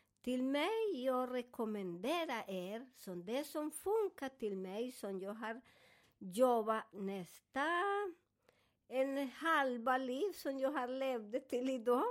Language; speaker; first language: Swedish; non-native, fluent; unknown